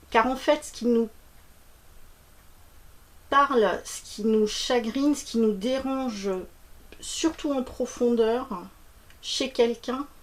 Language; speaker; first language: French; native; French